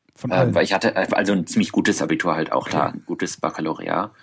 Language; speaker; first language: German; native; German